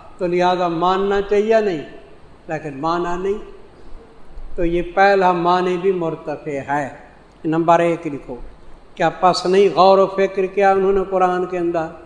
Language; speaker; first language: Urdu; non-native, local second language; Saraiki